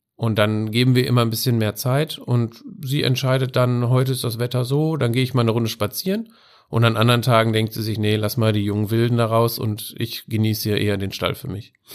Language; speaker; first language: German; native; German